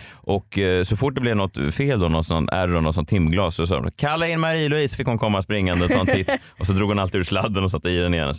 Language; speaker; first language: Swedish; native; Swedish